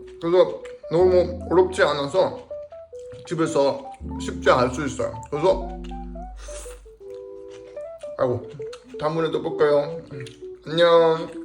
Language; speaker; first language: Korean; non-native, learner; German